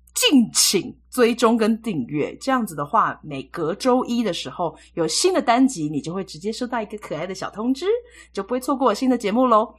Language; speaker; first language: Chinese; native; Chinese